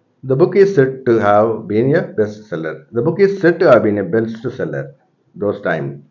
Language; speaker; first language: English; non-native, local second language; Tamil